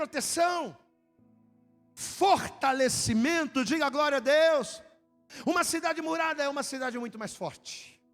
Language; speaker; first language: Portuguese; native; Portuguese